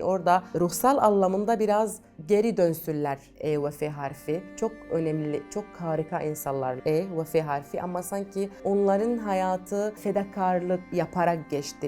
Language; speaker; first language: Turkish; non-native, fluent; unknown